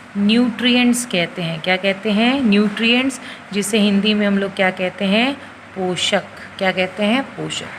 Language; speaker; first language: Hindi; native; Hindi